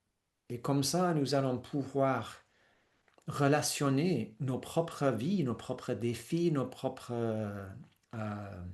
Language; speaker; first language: French; non-native, fluent; English